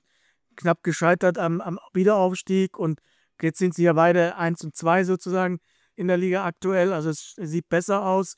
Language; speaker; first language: German; native; German